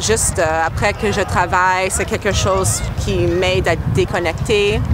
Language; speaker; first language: French; non-native, local second language; English